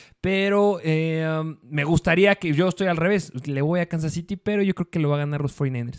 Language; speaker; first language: Spanish; native; Spanish